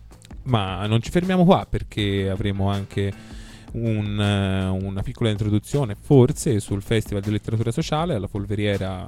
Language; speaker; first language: Italian; native; Italian